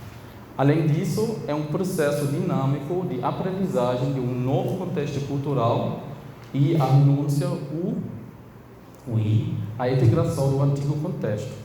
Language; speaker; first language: Portuguese; non-native, fluent; German